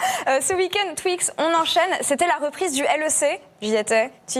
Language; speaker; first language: French; native; French